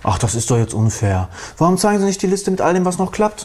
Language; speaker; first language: German; native; German